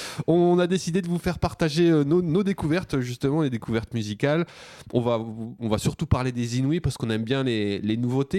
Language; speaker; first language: French; native; French